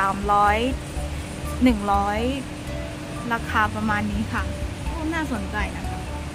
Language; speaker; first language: Thai; non-native, fluent; Chinese